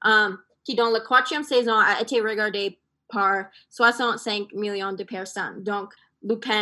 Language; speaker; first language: French; non-native, fluent; English